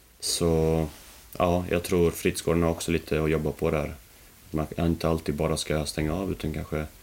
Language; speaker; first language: Swedish; early bilingual, other home language; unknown